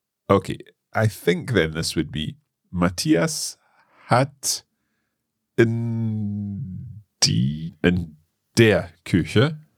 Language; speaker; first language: English; native; English